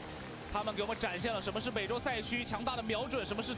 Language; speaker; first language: Chinese; native; Chinese